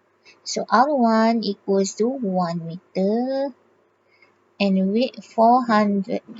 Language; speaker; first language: English; non-native, local second language; Malay